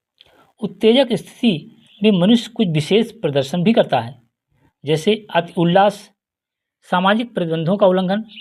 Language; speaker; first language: Hindi; native; Hindi